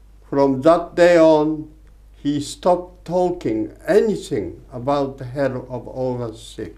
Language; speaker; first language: English; non-native, fluent; Japanese